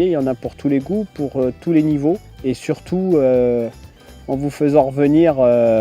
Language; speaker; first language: French; native; French